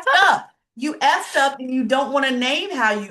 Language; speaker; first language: English; native; English